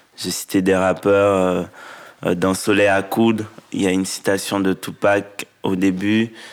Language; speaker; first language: French; non-native, local second language; Haitian Creole